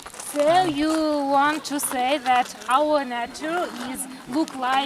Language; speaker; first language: English; non-native, learner; Russian